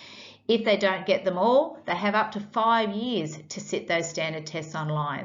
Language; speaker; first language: English; native; English